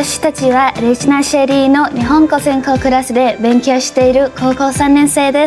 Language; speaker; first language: Japanese; non-native, learner; Thai